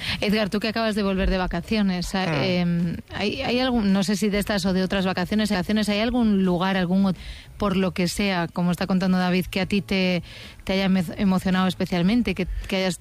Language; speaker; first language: Spanish; native; Spanish